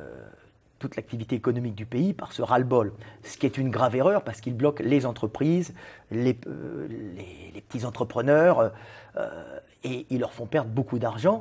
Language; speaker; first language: French; native; French